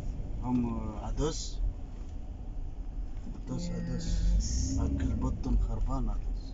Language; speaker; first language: Arabic; non-native, learner; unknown